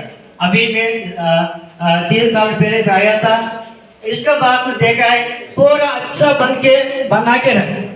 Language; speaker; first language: Hindi; non-native, local second language; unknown